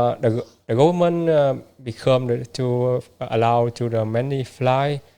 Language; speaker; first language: English; non-native, learner; Vietnamese